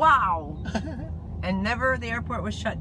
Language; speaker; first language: English; native; English